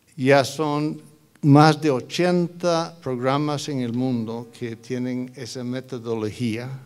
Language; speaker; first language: Spanish; non-native, fluent; English